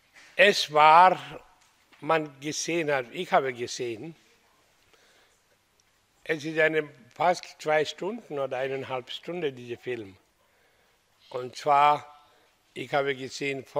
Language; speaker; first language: German; non-native, fluent; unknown